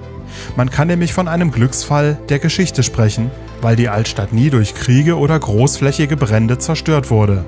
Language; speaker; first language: German; native; German